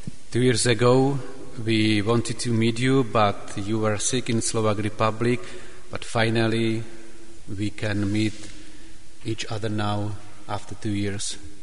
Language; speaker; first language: English; non-native, fluent; Czech